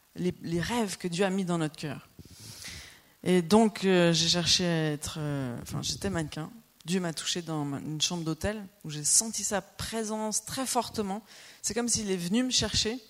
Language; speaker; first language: French; native; French